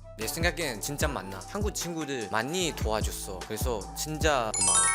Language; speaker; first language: Korean; non-native, learner; Chinese